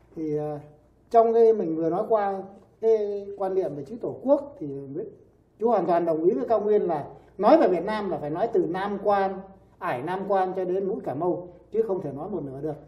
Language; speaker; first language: Vietnamese; native; Vietnamese